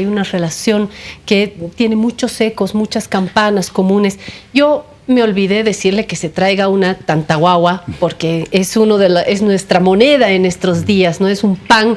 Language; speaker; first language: Spanish; native; Spanish